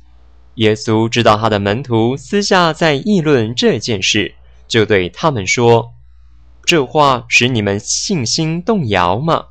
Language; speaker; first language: Chinese; native; Chinese